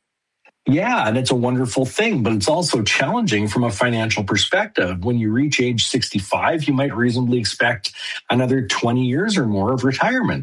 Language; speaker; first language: English; native; English